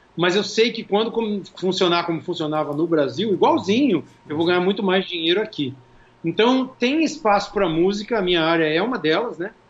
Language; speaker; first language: Portuguese; native; Portuguese